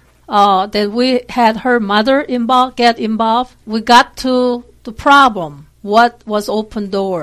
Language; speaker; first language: English; non-native, fluent; Korean